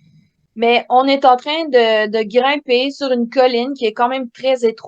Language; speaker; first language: French; native; French